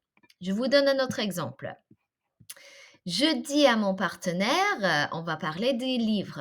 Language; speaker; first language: French; non-native, fluent; English